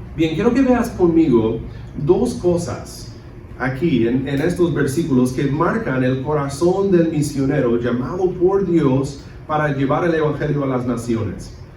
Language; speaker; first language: Spanish; early bilingual, other home language; English